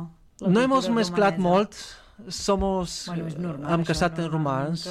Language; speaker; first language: Catalan; non-native, fluent; Romanian